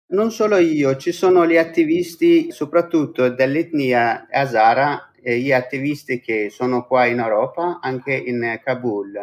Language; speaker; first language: Italian; non-native, fluent; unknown